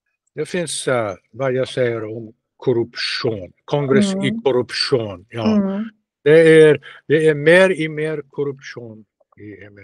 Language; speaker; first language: Swedish; non-native, learner; Russian